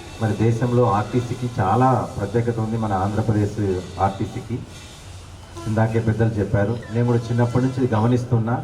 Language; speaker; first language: Telugu; native; Telugu